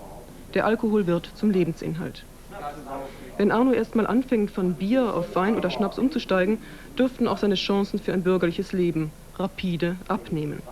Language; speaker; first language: German; native; German